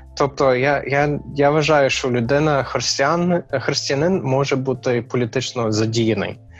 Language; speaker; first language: Ukrainian; non-native, fluent; English